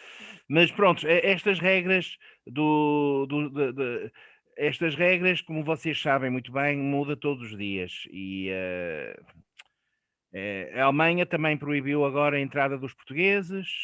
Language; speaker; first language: Portuguese; non-native, fluent; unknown